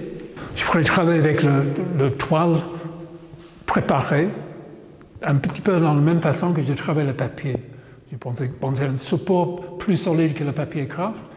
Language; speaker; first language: French; non-native, fluent; English